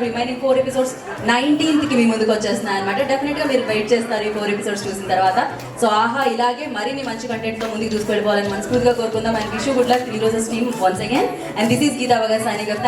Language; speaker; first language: Telugu; native; Telugu